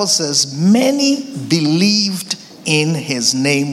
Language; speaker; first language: English; non-native, local second language; Akan